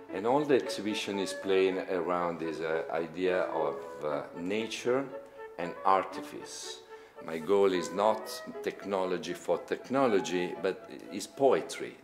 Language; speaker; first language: English; non-native, fluent; Italian